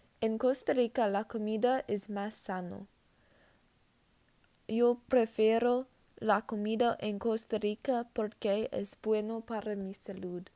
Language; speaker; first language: Spanish; non-native, learner; English